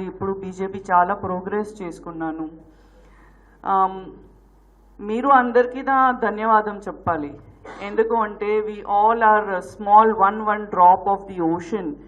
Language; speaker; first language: Telugu; non-native, learner; Gujarati